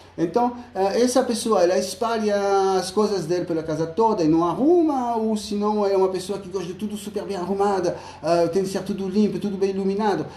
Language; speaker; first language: Portuguese; non-native, fluent; French